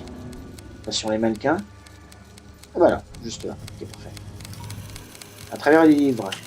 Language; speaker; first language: French; native; French